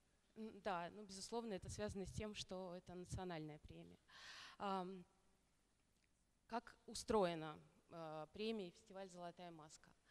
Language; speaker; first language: Russian; native; Russian